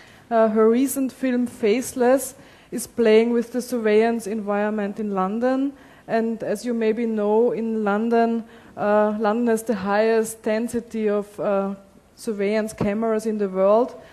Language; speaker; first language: English; non-native, fluent; German